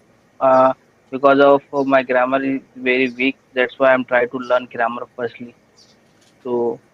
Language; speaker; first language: English; non-native, learner; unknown